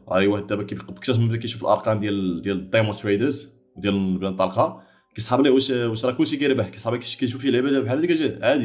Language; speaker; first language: Arabic; native; Arabic